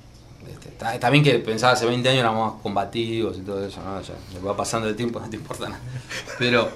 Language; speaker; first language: Spanish; native; Spanish